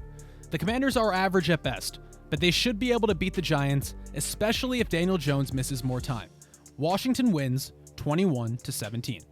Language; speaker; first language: English; native; English